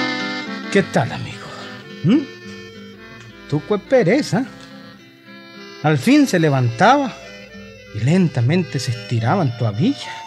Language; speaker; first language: Spanish; native; Spanish